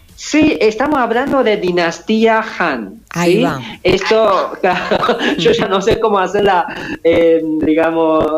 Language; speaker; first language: Spanish; early bilingual, other home language; Chinese